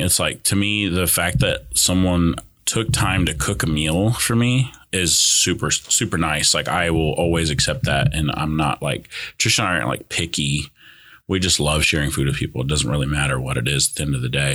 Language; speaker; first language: English; early bilingual, other home language; Spanish